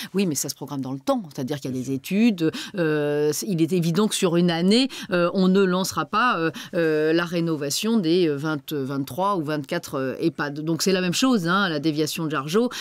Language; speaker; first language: French; native; French